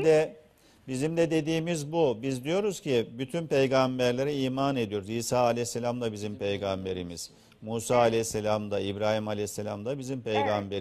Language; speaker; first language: Turkish; native; Turkish